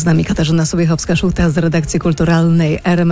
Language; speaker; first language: Polish; native; Polish